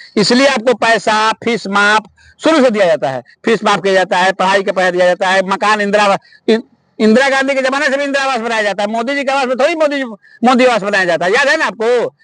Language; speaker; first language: Hindi; native; Hindi